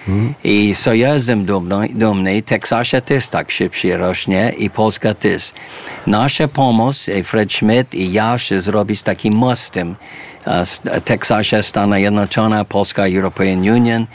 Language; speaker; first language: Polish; early bilingual, heritage; English